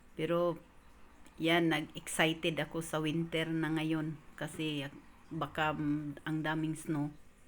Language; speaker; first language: Filipino; non-native, local second language; Cebuano